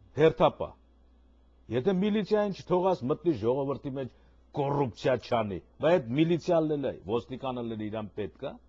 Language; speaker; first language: Armenian; native; Armenian